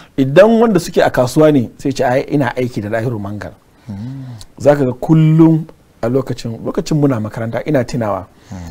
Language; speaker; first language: Hausa; non-native, local second language; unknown